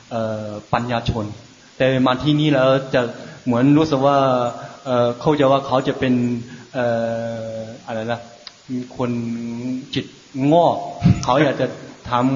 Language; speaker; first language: Thai; non-native, fluent; Chinese